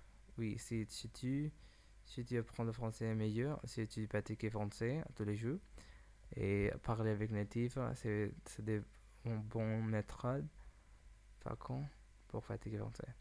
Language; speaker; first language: French; non-native, learner; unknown